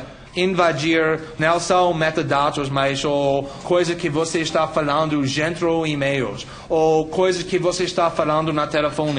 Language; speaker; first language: Portuguese; non-native, fluent; English